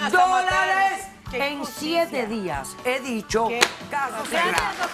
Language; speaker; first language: Spanish; native; Spanish